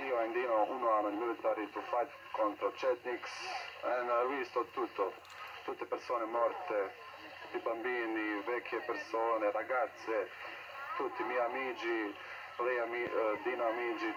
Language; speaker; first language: Italian; non-native, learner; Bosnian